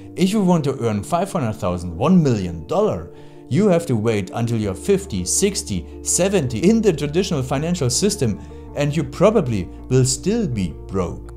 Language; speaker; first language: English; non-native, fluent; German